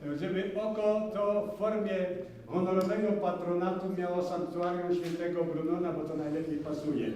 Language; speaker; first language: Polish; native; Polish